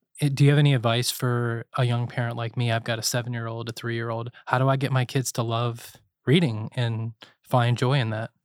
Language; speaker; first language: English; native; English